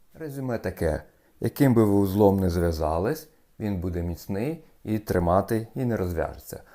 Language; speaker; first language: Ukrainian; native; Ukrainian